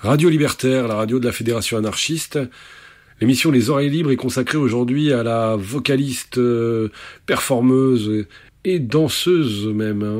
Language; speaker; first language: French; native; French